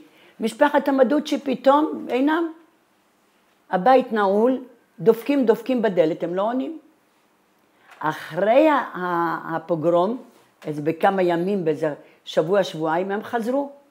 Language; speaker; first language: Hebrew; non-native, fluent; Italian